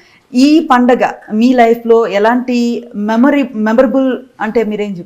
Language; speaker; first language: Telugu; native; Telugu